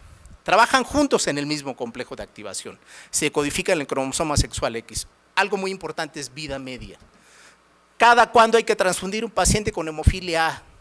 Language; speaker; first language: Spanish; native; Spanish